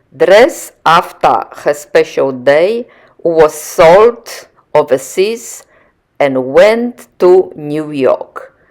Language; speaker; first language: English; non-native, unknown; Polish